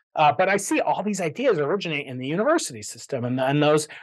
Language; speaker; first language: English; native; English